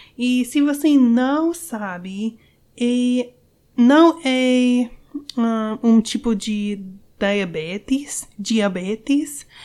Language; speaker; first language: Portuguese; non-native, learner; English